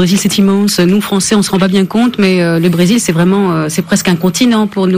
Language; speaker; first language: French; native; French